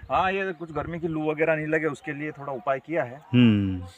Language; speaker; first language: Hindi; native; Hindi